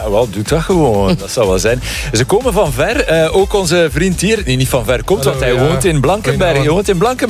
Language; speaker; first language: Dutch; native; Dutch